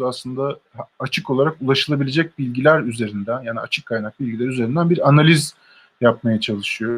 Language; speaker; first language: Turkish; native; Turkish